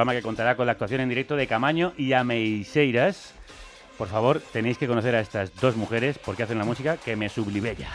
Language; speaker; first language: Spanish; native; Spanish